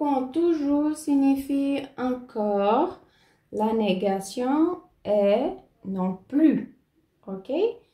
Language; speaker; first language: French; non-native, fluent; Portuguese